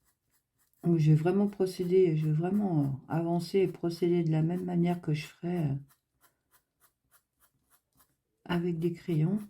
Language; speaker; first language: French; native; French